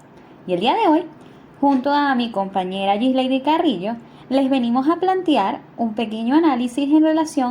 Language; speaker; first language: Spanish; native; Spanish